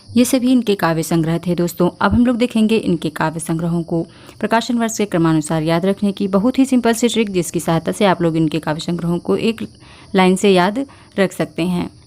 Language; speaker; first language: Hindi; native; Hindi